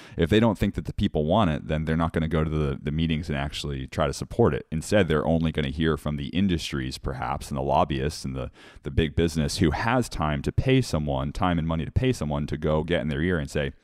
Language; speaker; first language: English; native; English